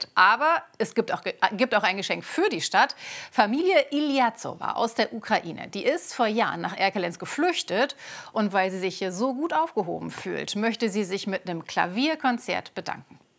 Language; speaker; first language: German; native; German